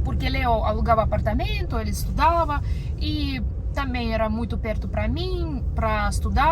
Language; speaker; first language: Portuguese; non-native, learner; Russian